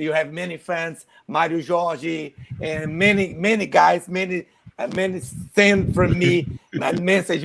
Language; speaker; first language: English; non-native, learner; Portuguese